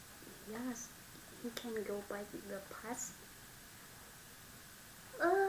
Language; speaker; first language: English; non-native, learner; Vietnamese